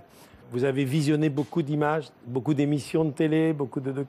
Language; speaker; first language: French; native; French